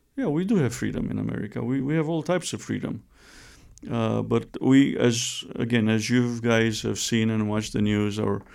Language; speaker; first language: English; non-native, fluent; Romanian